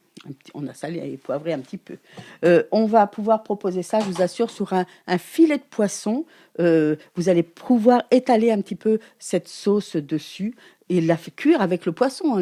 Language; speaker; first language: French; native; French